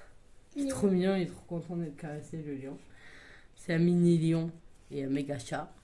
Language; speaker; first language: French; native; French